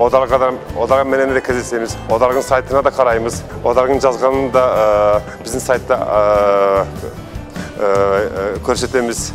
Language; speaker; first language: Kazakh; early bilingual, heritage; Kazakh